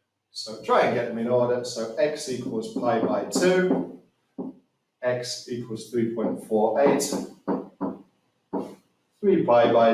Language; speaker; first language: English; native; English